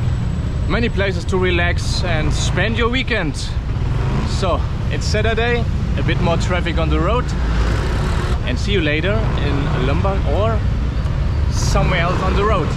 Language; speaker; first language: English; non-native, fluent; German